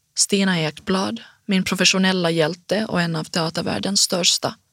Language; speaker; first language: Swedish; native; Swedish